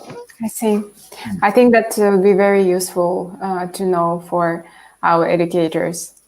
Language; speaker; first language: English; non-native, fluent; Russian